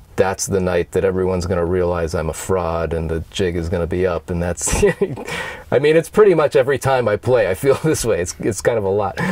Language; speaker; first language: English; native; English